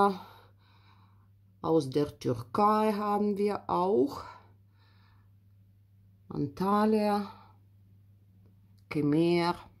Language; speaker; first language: German; non-native, fluent; Russian